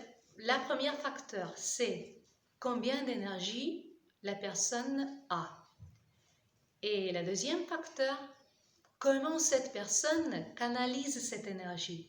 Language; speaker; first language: French; non-native, fluent; Russian